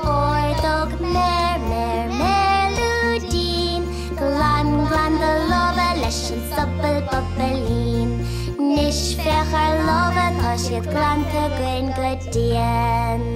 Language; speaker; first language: Irish; native; Irish